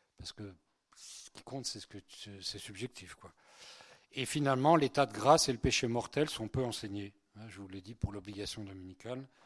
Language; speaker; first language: French; early bilingual, other home language; Spanish